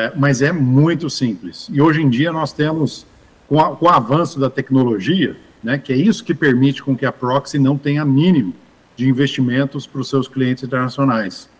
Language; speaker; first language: Portuguese; early bilingual, other home language; English